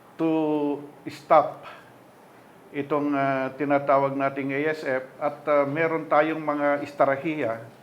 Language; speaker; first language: Filipino; non-native, local second language; Iloko